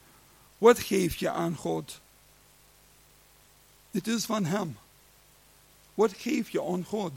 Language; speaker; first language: Dutch; non-native, learner; English